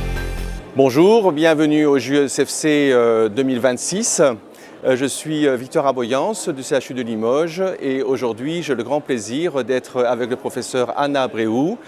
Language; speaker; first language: French; native; French